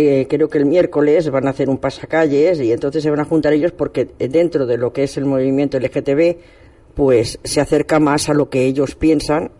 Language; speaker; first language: Spanish; native; Spanish